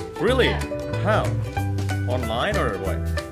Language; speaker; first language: English; non-native, fluent; Indonesian